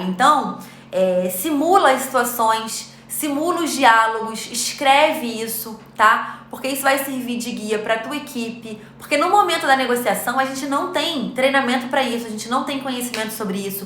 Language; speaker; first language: Portuguese; native; Portuguese